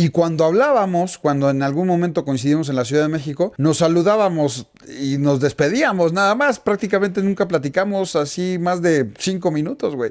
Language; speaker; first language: Spanish; native; Spanish